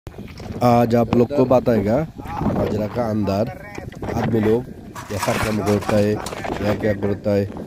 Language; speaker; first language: Hindi; non-native, learner; Bangla